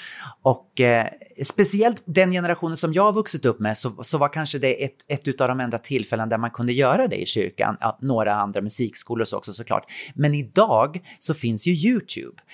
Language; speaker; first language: Swedish; native; Swedish